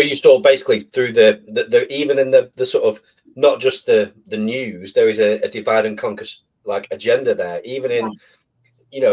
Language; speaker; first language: English; native; English